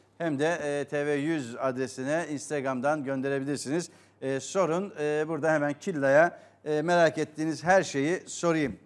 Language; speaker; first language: Turkish; native; Turkish